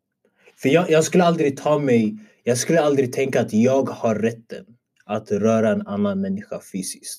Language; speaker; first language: Swedish; early bilingual, other home language; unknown